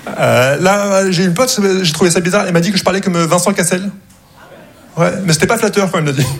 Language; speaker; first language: French; non-native, local second language; Arabic